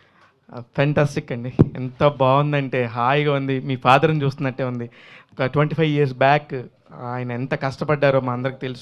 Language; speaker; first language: Telugu; native; Telugu